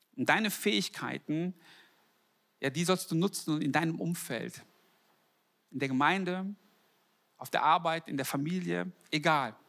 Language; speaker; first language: German; early bilingual, other home language; Korean